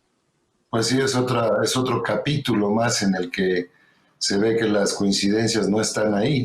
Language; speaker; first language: Spanish; native; Spanish